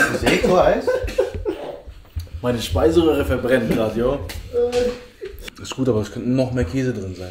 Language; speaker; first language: German; native; German